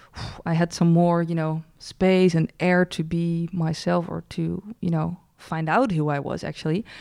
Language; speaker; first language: English; non-native, fluent; Dutch